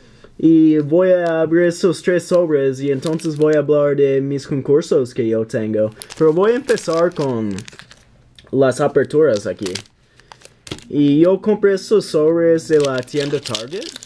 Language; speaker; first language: Spanish; non-native, learner; English